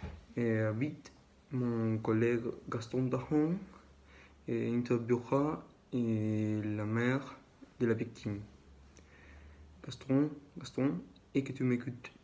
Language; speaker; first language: French; non-native, learner; Spanish